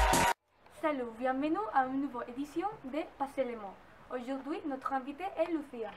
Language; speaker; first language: French; non-native, learner; Spanish